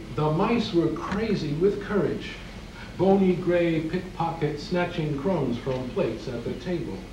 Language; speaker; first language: English; native; English